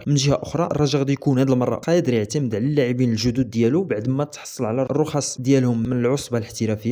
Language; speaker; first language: Arabic; native; Arabic